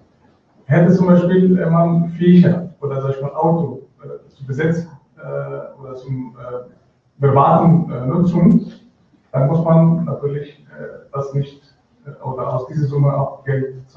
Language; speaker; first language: German; non-native, fluent; Arabic